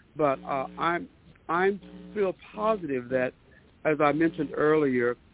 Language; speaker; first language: English; native; English